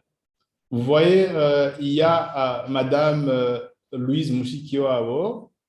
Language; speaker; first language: French; non-native, local second language; Kinyarwanda